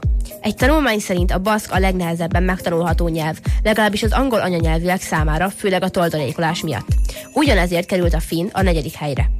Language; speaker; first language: Hungarian; native; Hungarian